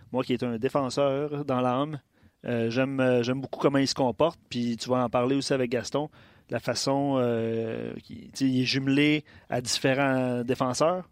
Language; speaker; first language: French; native; French